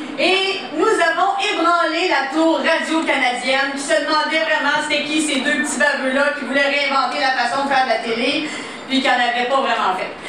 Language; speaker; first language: French; native; French